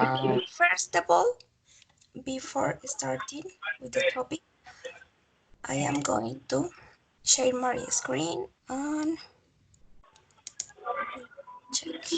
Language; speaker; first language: English; non-native, learner; Spanish